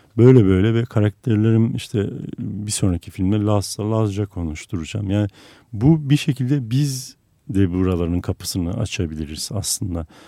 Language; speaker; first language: Turkish; non-native, local second language; Armenian